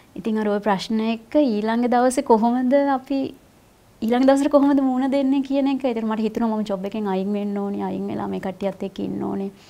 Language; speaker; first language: Sinhala; native; Sinhala